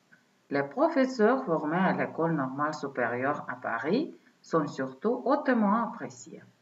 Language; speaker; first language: French; non-native, fluent; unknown